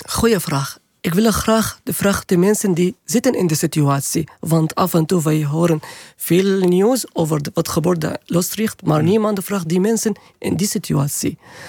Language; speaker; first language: Dutch; non-native, learner; Arabic